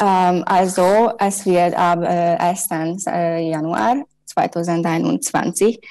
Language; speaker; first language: German; non-native, learner; Hungarian